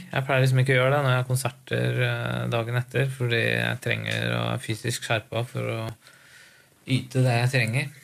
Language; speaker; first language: Norwegian; native; Norwegian